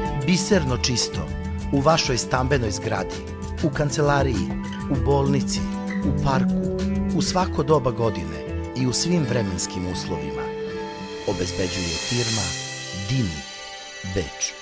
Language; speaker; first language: Bosnian; native; Bosnian